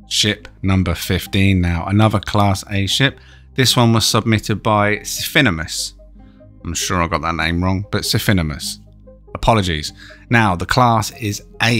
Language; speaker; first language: English; native; English